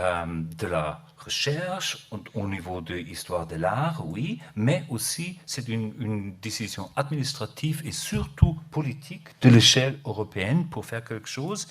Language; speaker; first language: French; non-native, learner; German